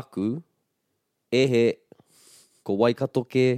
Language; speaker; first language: Māori; non-native, local second language; English